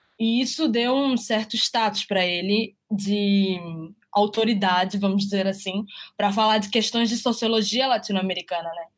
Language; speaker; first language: Portuguese; native; Portuguese